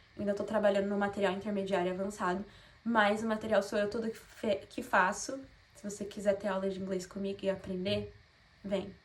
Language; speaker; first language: Portuguese; native; Portuguese